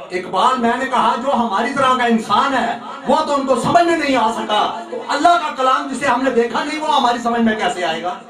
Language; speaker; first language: Urdu; non-native, local second language; Punjabi